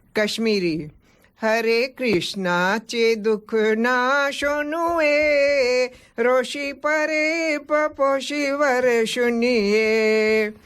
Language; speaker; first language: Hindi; non-native, local second language; Sindhi